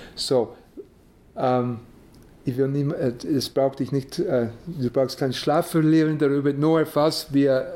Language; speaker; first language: German; non-native, fluent; English